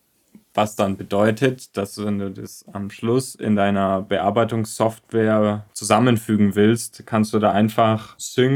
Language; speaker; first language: German; native; German